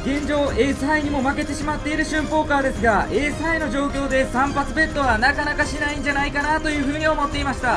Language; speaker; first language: Japanese; native; Japanese